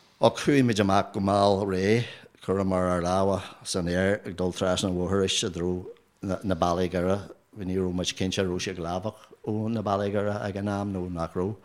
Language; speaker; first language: Irish; non-native, local second language; English